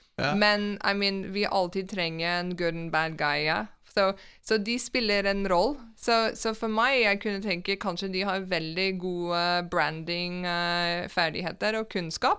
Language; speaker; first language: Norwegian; non-native, fluent; English